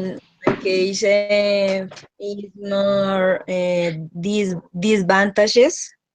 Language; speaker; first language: English; non-native, learner; Spanish